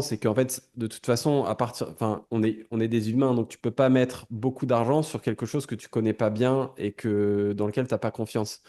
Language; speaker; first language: French; native; French